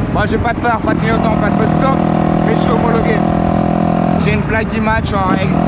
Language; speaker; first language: French; native; French